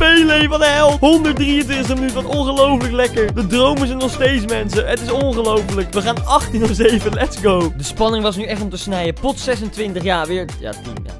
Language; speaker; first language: Dutch; native; Dutch